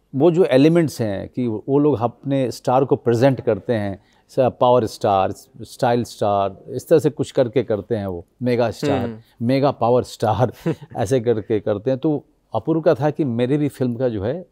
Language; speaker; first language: Hindi; native; Hindi